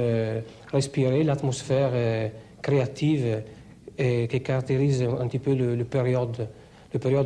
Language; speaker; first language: French; non-native, fluent; Italian